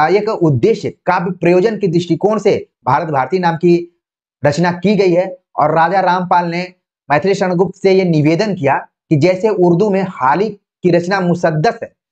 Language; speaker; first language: Hindi; native; Hindi